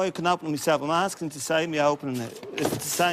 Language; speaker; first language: English; native; English